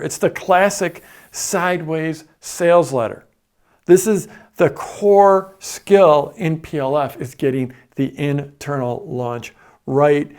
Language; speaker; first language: English; native; English